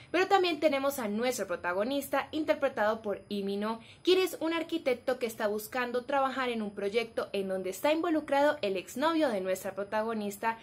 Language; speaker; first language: Spanish; native; Spanish